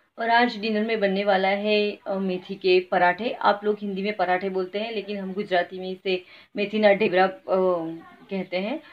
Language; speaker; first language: Hindi; non-native, local second language; Gujarati